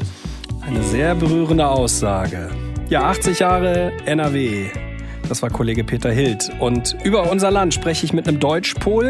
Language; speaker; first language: German; native; German